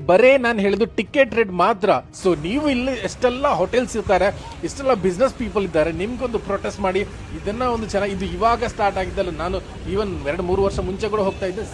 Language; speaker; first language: Kannada; native; Kannada